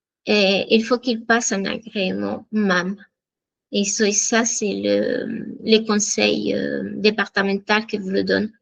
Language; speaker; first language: French; non-native, fluent; Spanish